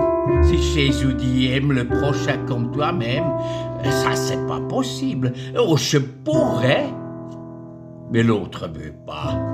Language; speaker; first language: French; non-native, fluent; German